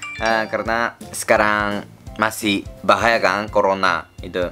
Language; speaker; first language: Indonesian; non-native, fluent; Japanese